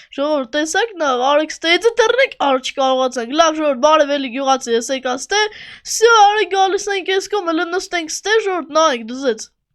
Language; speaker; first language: Armenian; native; Armenian